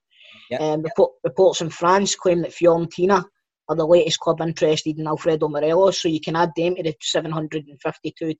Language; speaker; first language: English; native; English